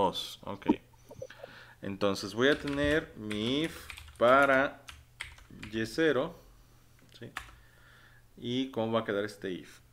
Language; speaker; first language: Spanish; native; Spanish